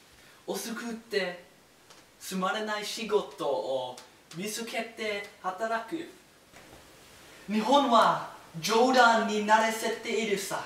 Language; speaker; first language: Japanese; non-native, learner; English